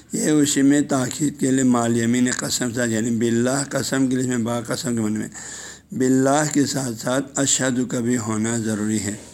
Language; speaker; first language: Urdu; non-native, local second language; Balti